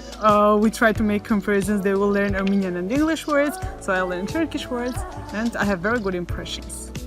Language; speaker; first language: English; non-native, fluent; Armenian